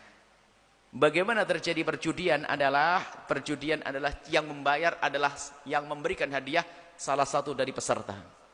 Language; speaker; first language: Indonesian; non-native, local second language; Javanese